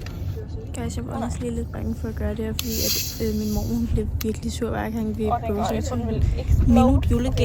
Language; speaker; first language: Danish; native; Danish